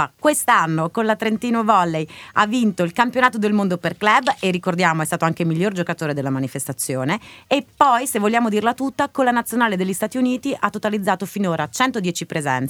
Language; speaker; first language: Italian; native; Italian